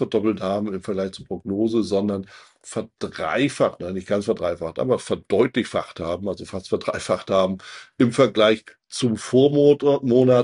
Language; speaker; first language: German; native; German